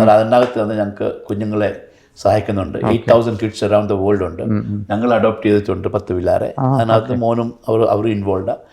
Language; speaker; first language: Malayalam; early bilingual, heritage; Malayalam